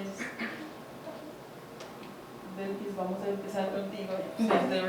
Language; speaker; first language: Spanish; non-native, fluent; English